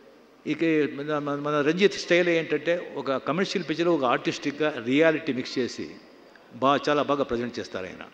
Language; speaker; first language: Telugu; non-native, local second language; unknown